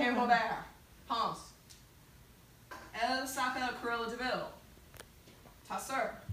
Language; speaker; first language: French; non-native, fluent; English